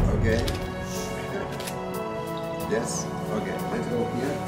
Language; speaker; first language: English; non-native, learner; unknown